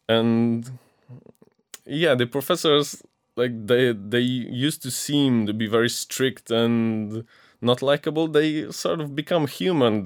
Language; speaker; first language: English; non-native, fluent; Polish